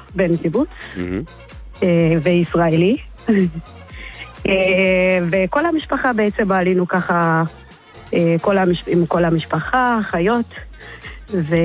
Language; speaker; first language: Hebrew; non-native, fluent; English